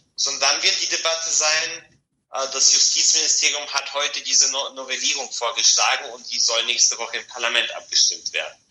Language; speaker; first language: German; non-native, fluent; Bulgarian